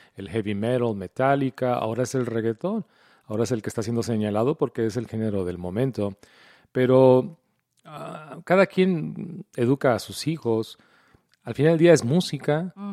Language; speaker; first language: Spanish; early bilingual, heritage; Spanish